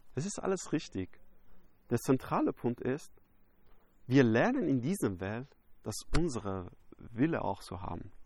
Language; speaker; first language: German; non-native, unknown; Persian